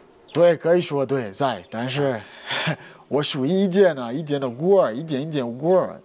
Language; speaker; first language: Chinese; non-native, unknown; French